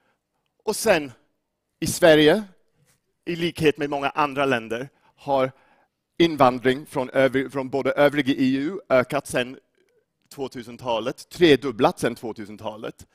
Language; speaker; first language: Swedish; non-native, fluent; English